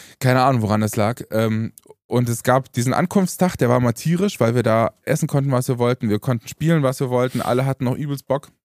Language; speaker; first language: German; early bilingual, other home language; Romanian